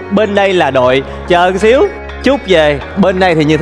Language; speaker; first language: Vietnamese; native; Vietnamese